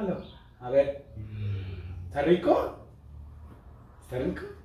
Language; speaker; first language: Spanish; native; Spanish